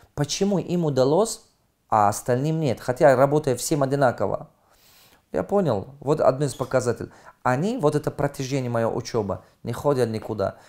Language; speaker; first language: Russian; non-native, fluent; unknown